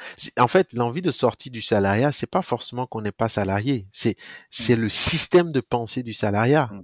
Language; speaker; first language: French; non-native, local second language; Mossi